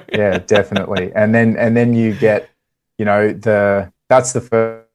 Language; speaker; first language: English; native; English